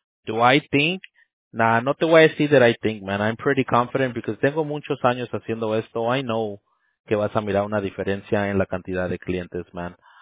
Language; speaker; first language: Spanish; early bilingual, heritage; Spanish